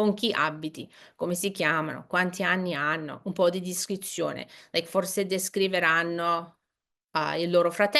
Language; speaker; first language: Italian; non-native, fluent; English